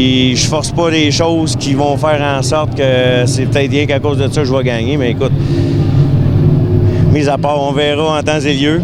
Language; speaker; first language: French; native; French